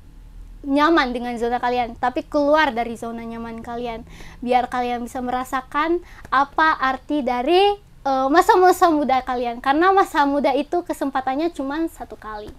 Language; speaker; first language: Indonesian; native; Indonesian